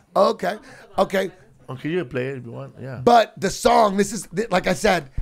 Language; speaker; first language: English; native; English